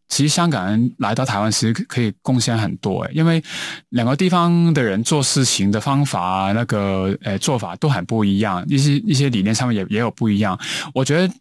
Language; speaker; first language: Chinese; non-native, local second language; Cantonese